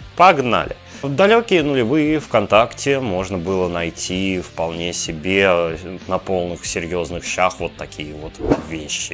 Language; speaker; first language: Russian; native; Russian